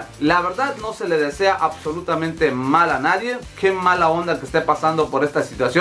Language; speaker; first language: Spanish; native; Spanish